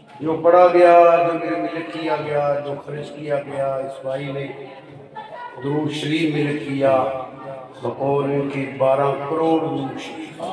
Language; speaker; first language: Urdu; non-native, local second language; Punjabi